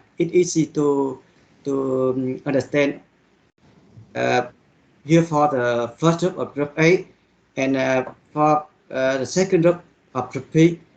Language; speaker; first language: English; non-native, learner; Vietnamese